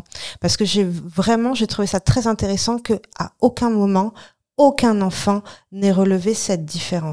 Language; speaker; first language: French; native; French